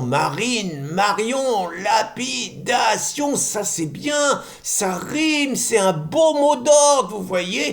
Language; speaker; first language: French; native; French